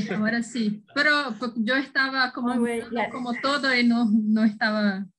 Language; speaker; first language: Spanish; non-native, learner; Portuguese